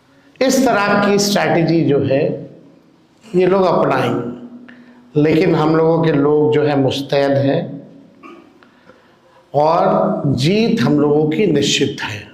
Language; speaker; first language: Hindi; native; Hindi